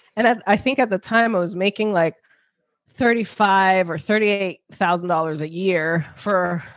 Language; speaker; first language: English; native; English